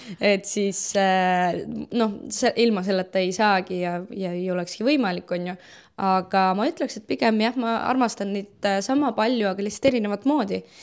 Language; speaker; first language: Estonian; non-native, local second language; Russian